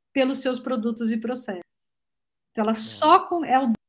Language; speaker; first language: Portuguese; native; Portuguese